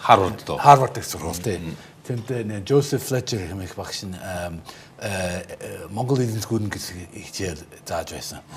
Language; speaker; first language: Mongolian; non-native, fluent; English